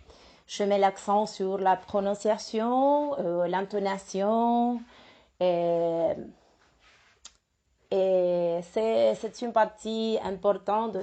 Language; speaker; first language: French; non-native, fluent; Spanish